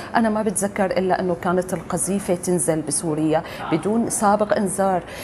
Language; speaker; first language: Arabic; native; Arabic